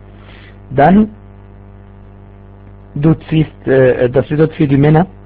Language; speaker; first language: German; non-native, fluent; Arabic